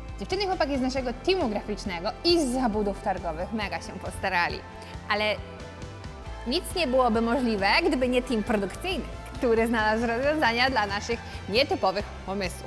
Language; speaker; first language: Polish; native; Polish